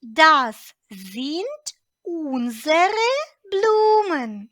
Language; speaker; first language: German; non-native, fluent; Ukrainian